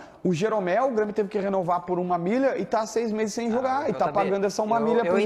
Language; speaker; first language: Portuguese; native; Portuguese